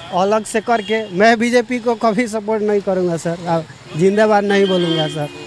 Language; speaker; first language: Hindi; native; Hindi